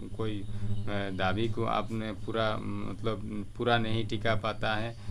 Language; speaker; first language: Hindi; non-native, local second language; Bangla